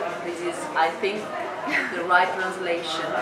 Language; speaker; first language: English; non-native, fluent; Italian